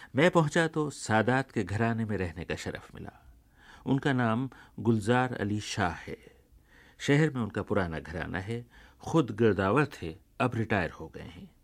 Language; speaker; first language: Urdu; native; Urdu